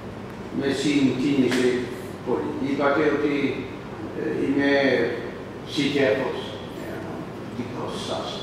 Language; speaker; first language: Greek; non-native, learner; French